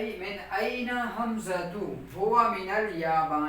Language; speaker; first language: Arabic; non-native, learner; Urdu